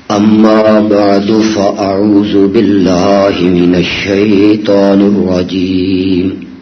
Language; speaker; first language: Urdu; non-native, local second language; Pashto